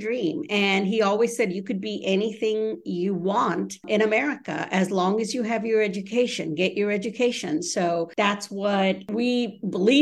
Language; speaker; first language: English; early bilingual, other home language; Bangla